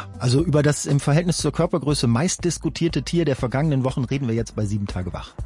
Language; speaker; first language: German; native; German